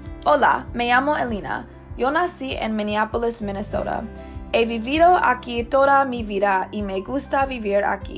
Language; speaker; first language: Spanish; non-native, learner; English